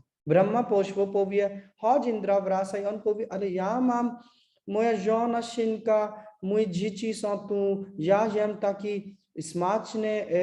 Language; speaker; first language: Polish; non-native, learner; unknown